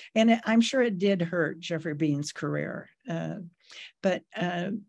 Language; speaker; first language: English; native; English